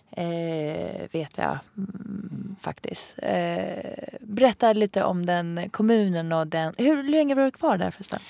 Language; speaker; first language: Swedish; early bilingual, other home language; Arabic